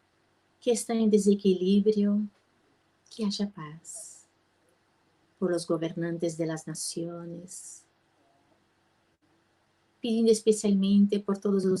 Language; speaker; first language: Spanish; non-native, fluent; Portuguese